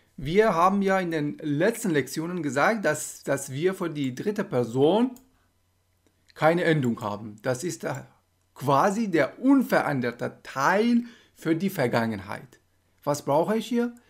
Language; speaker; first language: German; non-native, fluent; Persian